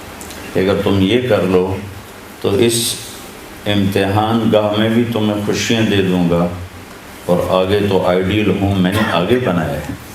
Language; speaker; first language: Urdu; non-native, local second language; Punjabi